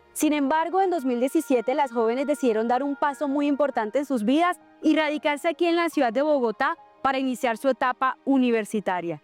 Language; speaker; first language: Spanish; native; Spanish